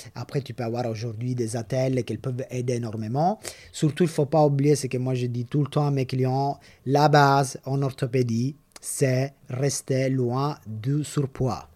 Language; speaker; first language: French; non-native, fluent; Italian